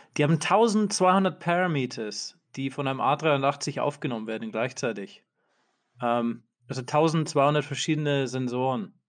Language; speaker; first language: German; native; German